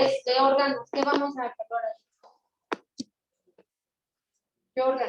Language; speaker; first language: Spanish; native; Spanish